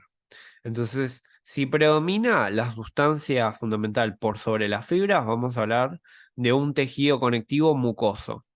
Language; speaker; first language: Spanish; native; Spanish